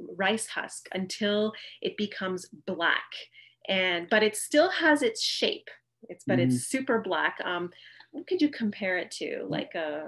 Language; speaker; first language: English; native; English